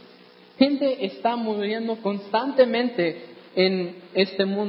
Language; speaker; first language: Spanish; non-native, fluent; English